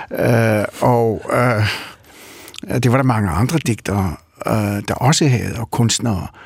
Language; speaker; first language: Danish; early bilingual, other home language; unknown